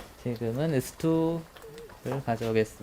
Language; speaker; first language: Korean; non-native, learner; Hungarian